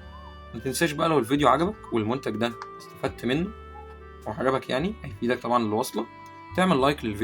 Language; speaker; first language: Arabic; native; Arabic